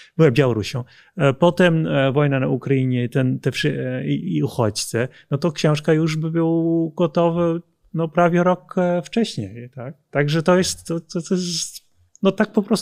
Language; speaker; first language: Polish; non-native, fluent; Dutch